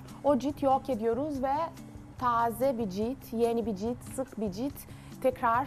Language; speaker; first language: Turkish; non-native, learner; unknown